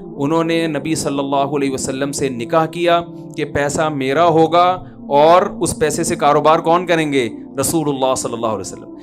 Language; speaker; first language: Urdu; native; Urdu